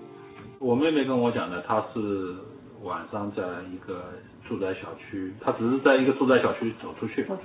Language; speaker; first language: Chinese; native; Chinese